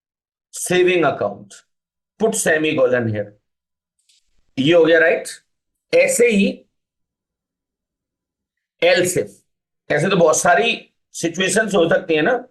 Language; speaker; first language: Hindi; native; Hindi